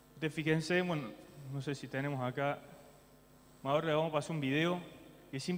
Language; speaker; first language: Spanish; native; Spanish